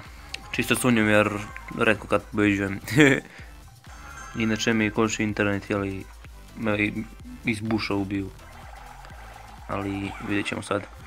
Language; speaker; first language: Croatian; early bilingual, heritage; Croatian